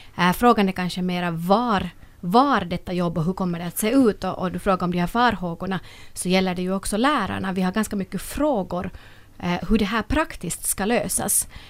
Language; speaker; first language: Swedish; native; Swedish